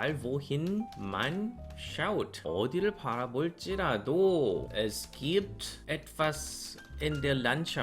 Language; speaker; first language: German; non-native, fluent; Korean